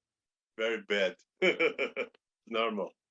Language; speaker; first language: English; non-native, learner; Portuguese